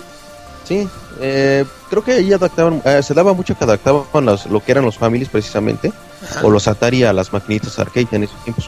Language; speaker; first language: Spanish; native; Spanish